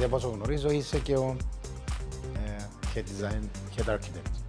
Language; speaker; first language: Greek; native; Greek